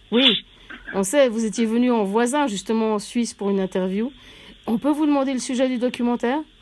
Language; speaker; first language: French; native; French